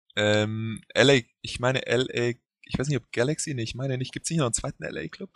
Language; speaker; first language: German; native; German